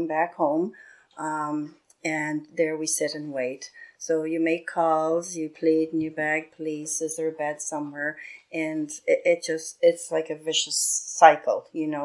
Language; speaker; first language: English; native; English